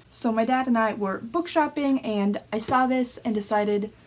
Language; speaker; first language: English; native; English